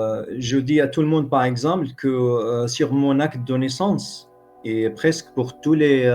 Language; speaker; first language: French; non-native, fluent; Arabic